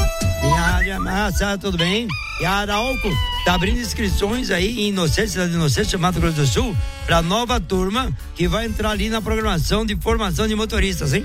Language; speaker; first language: Portuguese; native; Portuguese